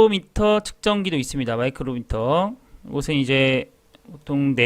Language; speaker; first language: Korean; native; Korean